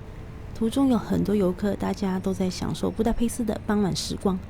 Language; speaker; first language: Chinese; native; Chinese